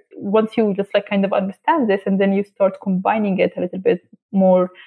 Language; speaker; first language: English; non-native, fluent; Arabic